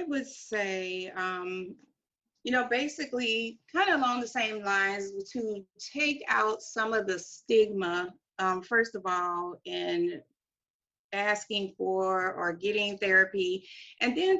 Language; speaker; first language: English; native; English